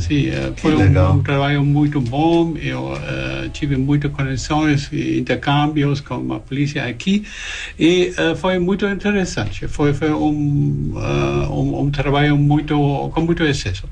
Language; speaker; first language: Portuguese; non-native, learner; German